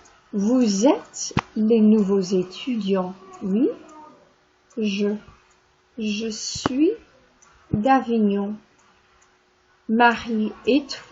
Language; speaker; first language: French; non-native, fluent; English